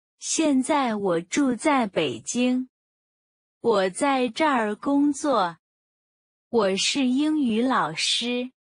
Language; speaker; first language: Chinese; non-native, learner; Hindi